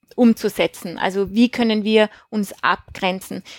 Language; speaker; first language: German; native; German